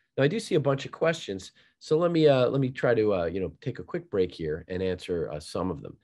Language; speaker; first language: English; native; English